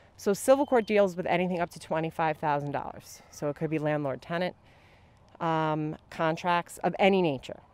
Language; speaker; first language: English; native; English